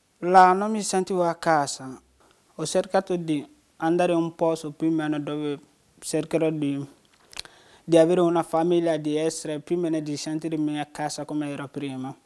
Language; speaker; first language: Italian; non-native, learner; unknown